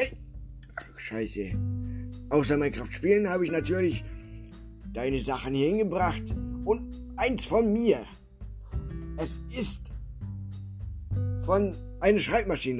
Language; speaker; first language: German; native; German